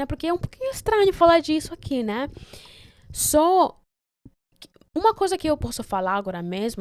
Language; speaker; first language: Portuguese; non-native, fluent; Spanish